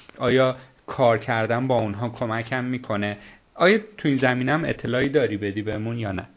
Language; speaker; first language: Persian; native; Persian